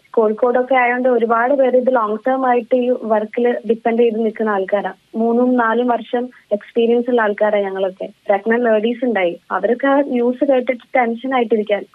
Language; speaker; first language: Malayalam; native; Malayalam